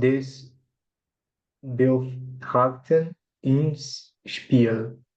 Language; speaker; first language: German; non-native, learner; Portuguese